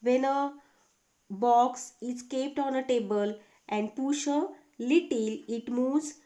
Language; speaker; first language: English; non-native, local second language; Marathi